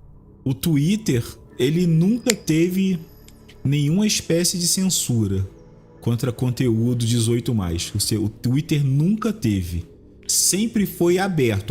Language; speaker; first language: Portuguese; native; Portuguese